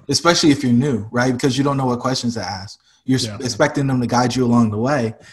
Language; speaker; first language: English; native; English